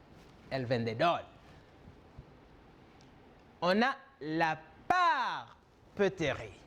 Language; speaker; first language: Spanish; non-native, fluent; French